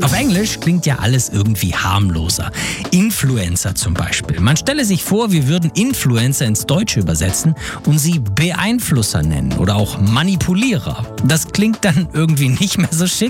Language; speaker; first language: German; native; German